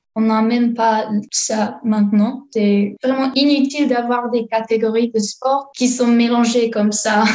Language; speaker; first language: French; non-native, fluent; English